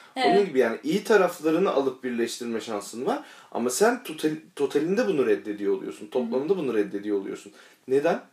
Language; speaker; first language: Turkish; native; Turkish